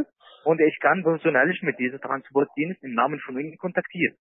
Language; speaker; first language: German; non-native, learner; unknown